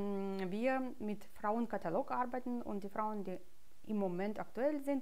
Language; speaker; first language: German; non-native, fluent; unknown